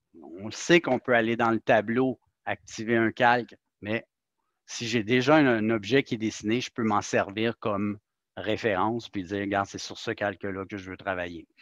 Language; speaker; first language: French; native; French